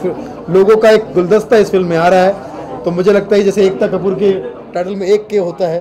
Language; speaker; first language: Hindi; native; Hindi